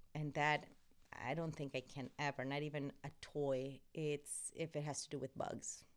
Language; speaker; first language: English; non-native, fluent; Spanish